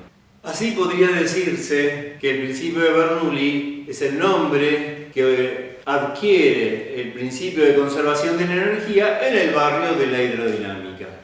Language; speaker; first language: Spanish; native; Spanish